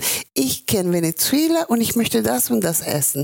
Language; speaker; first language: German; non-native, fluent; Spanish